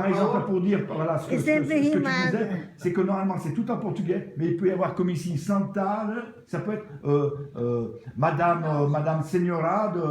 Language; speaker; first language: French; native; French